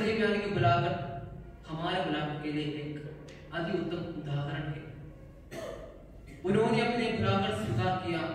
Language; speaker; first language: Hindi; non-native, local second language; Malayalam